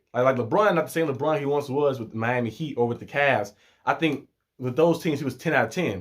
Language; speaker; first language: English; native; English